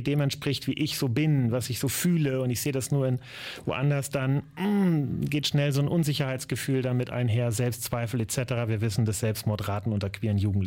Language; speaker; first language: German; native; German